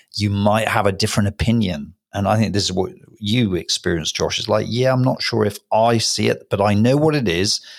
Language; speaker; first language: English; native; English